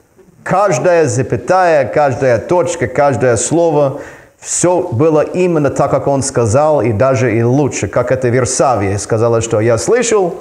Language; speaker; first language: Russian; non-native, fluent; English